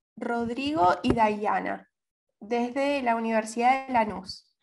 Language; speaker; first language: Spanish; native; Spanish